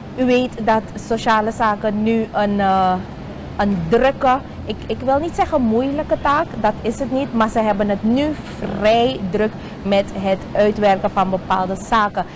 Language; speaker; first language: Dutch; native; Dutch